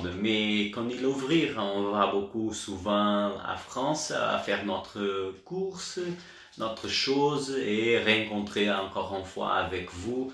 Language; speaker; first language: French; non-native, learner; Portuguese